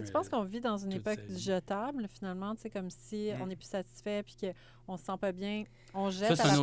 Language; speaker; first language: French; native; French